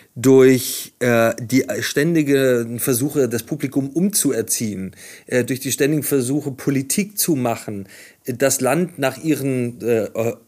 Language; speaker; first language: German; native; German